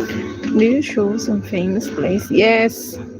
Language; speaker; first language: English; non-native, local second language; Filipino